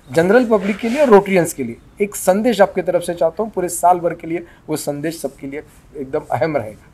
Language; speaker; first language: Hindi; non-native, local second language; Marathi